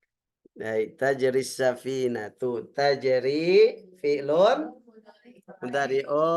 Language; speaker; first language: Arabic; non-native, fluent; Indonesian